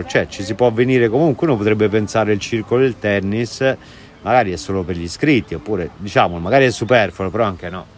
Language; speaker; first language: Italian; native; Italian